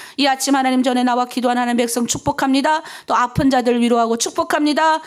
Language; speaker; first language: Korean; native; Korean